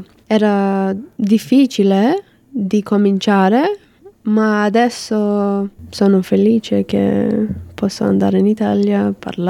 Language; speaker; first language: Italian; non-native, learner; English